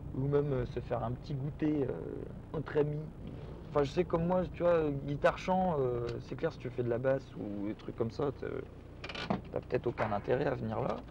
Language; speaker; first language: French; native; French